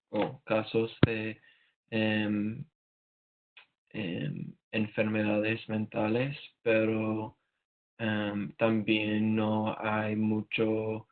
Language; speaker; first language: Spanish; non-native, learner; English